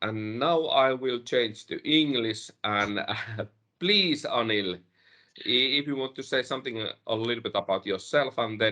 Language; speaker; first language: English; non-native, fluent; Finnish